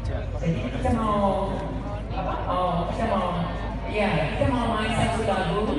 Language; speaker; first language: Indonesian; non-native, fluent; English